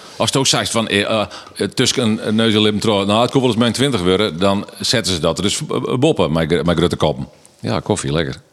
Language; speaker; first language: Dutch; non-native, local second language; Western Frisian